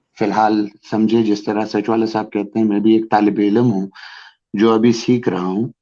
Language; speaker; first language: Urdu; non-native, local second language; Pashto